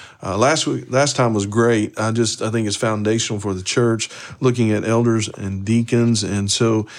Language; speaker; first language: English; native; English